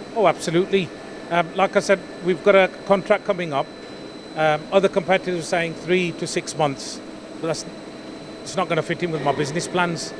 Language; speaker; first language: English; native; English